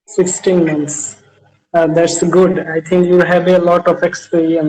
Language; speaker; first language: English; non-native, learner; Bangla